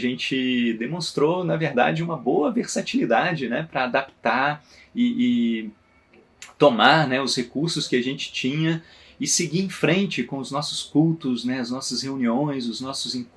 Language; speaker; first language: Portuguese; native; Portuguese